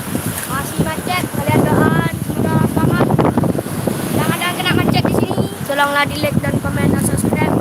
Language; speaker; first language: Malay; non-native, local second language; Minangkabau